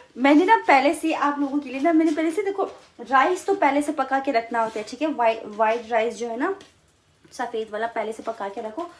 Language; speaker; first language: Hindi; non-native, local second language; Tibetan